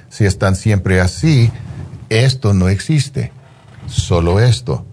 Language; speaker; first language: Spanish; non-native, fluent; English